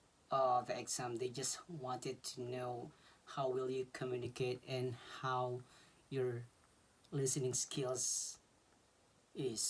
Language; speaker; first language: English; non-native, fluent; Filipino